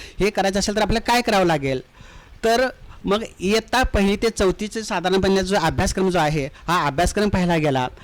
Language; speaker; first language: Marathi; native; Marathi